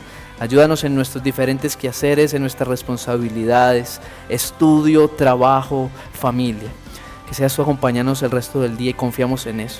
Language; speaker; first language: Spanish; native; Spanish